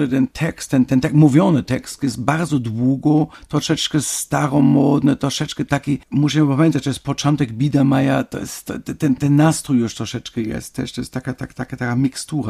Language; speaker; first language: Polish; non-native, fluent; German